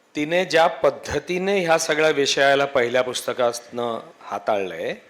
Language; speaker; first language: Marathi; native; Marathi